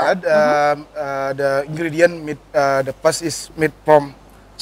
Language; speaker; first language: English; non-native, learner; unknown